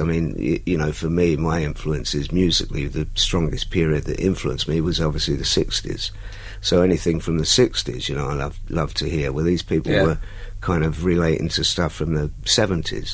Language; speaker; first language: English; native; English